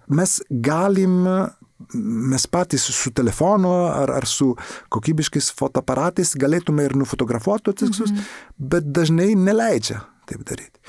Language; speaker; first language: Lithuanian; non-native, fluent; Italian